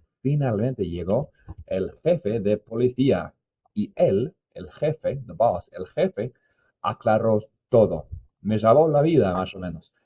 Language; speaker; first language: Spanish; non-native, fluent; English